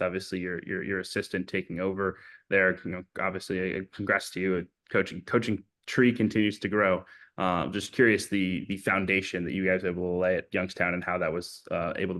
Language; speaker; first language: English; native; English